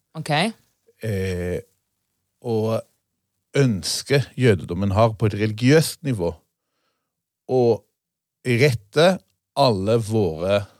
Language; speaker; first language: Norwegian; non-native, fluent; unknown